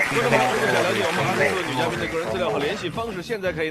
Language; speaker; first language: Chinese; native; Chinese